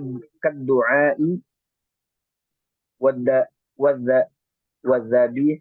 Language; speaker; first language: Arabic; non-native, learner; Indonesian